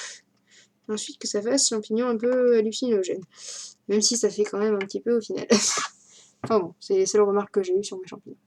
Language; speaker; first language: French; native; French